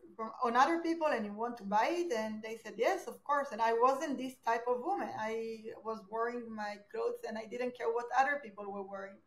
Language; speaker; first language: English; non-native, fluent; Hebrew